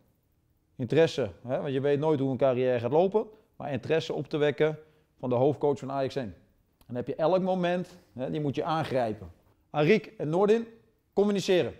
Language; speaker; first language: Dutch; native; Dutch